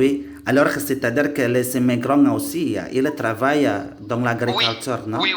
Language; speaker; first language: French; non-native, learner; Indonesian